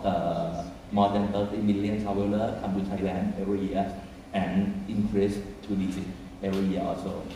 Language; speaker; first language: English; non-native, fluent; Thai